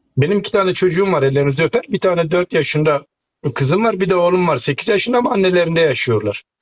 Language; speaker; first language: Turkish; native; Turkish